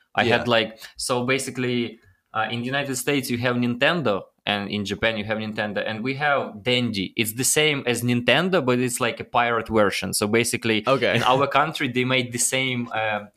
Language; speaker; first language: English; non-native, fluent; Ukrainian